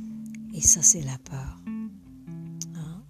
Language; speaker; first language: French; non-native, fluent; English